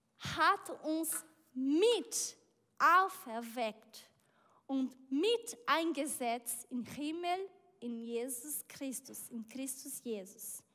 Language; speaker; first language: German; non-native, learner; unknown